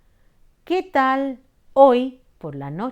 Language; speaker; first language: Spanish; non-native, fluent; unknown